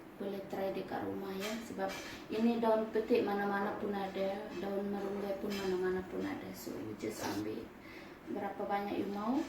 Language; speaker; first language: Malay; non-native, local second language; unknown